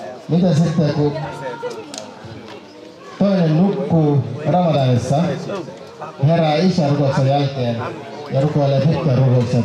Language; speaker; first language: Finnish; non-native, fluent; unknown